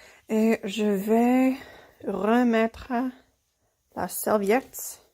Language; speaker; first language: French; non-native, fluent; English